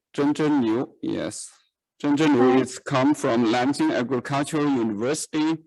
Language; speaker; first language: English; non-native, learner; Chinese